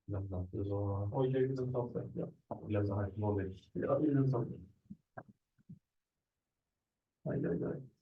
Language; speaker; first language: Swedish; native; Swedish